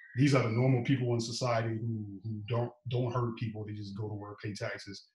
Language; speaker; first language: English; native; English